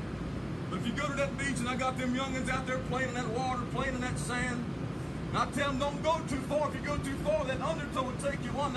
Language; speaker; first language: English; native; English